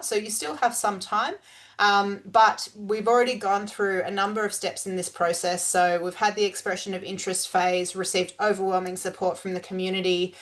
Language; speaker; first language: English; native; English